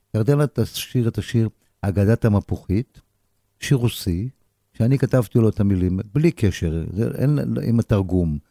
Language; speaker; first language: Hebrew; native; Hebrew